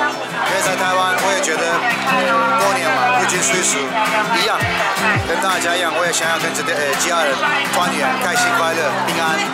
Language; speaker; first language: Chinese; non-native, fluent; Turkish